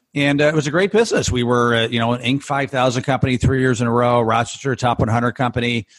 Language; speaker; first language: English; native; English